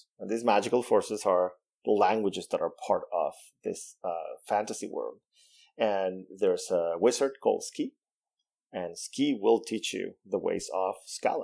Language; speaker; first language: English; non-native, fluent; Spanish